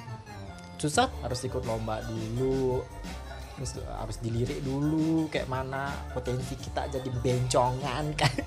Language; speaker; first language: Indonesian; native; Indonesian